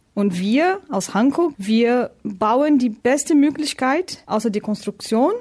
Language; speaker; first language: German; non-native, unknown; Portuguese